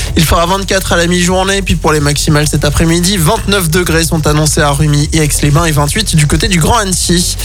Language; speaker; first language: French; native; French